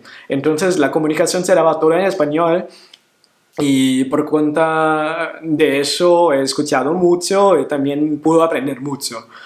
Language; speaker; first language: Spanish; non-native, fluent; Portuguese